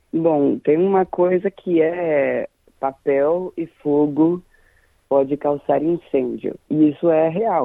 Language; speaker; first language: Portuguese; non-native, fluent; Danish